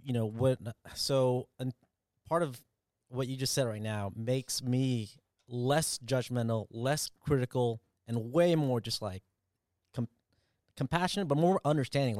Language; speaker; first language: English; early bilingual, other home language; Vietnamese